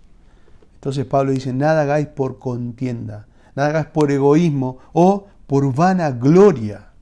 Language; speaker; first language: Spanish; native; Spanish